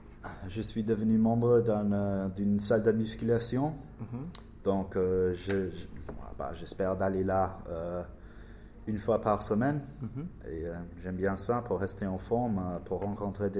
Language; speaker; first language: French; non-native, learner; English